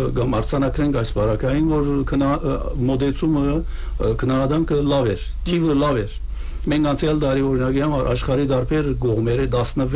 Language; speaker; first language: Armenian; native; Armenian